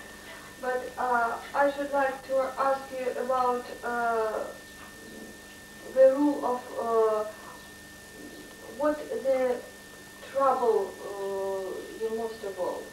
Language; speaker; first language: English; non-native, learner; Russian